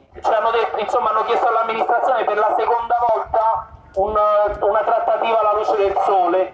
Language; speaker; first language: Italian; native; Italian